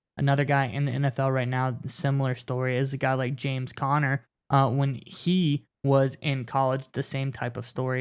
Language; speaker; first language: English; native; English